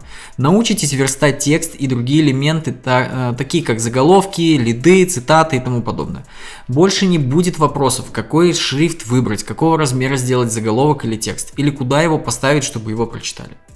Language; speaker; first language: Russian; native; Russian